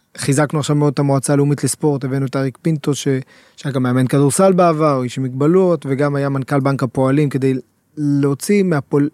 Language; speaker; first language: Hebrew; native; Hebrew